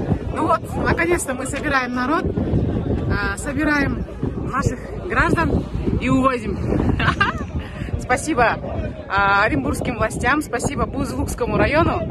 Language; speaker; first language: Russian; non-native, local second language; Kyrgyz